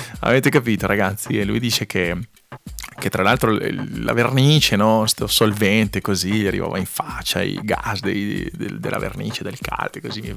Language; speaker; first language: Italian; non-native, fluent; Spanish